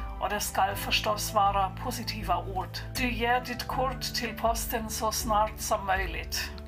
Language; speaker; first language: Swedish; non-native, fluent; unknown